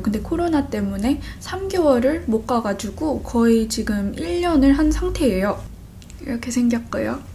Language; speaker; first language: Korean; early bilingual, other home language; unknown